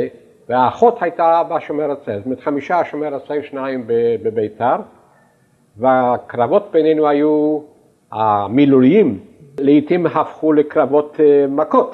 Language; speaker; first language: Hebrew; non-native, fluent; Yiddish